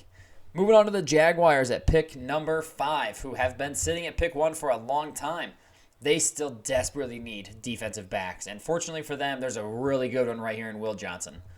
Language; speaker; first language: English; native; English